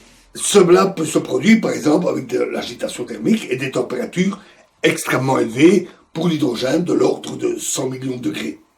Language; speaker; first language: French; native; French